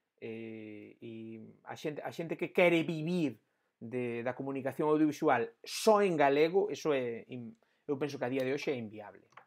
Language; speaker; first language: Galician; non-native, local second language; Spanish